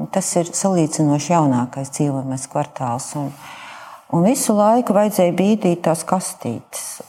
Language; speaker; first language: Latvian; native; Latvian